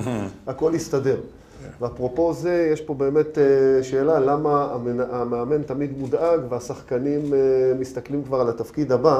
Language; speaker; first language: Hebrew; native; Hebrew